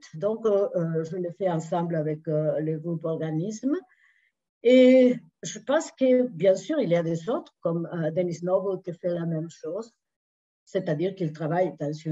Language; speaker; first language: French; non-native, fluent; Spanish